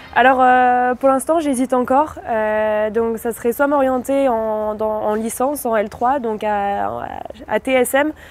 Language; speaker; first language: French; native; French